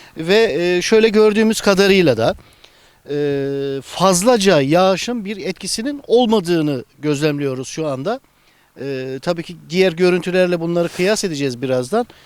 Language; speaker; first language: Turkish; native; Turkish